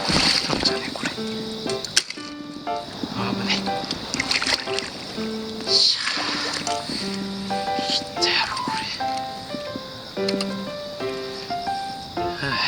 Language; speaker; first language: Japanese; native; Japanese